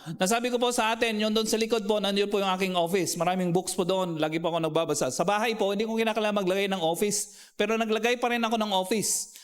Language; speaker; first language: Filipino; non-native, local second language; Cebuano